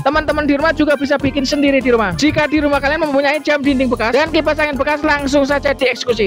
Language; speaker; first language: Indonesian; native; Indonesian